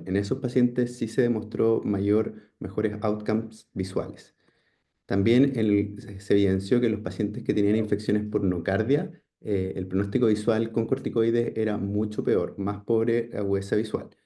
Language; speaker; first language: Spanish; native; Spanish